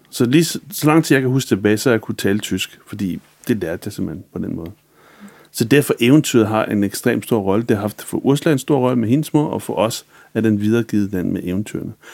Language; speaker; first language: Danish; native; Danish